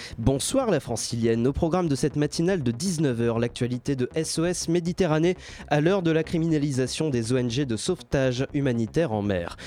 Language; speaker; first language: French; native; French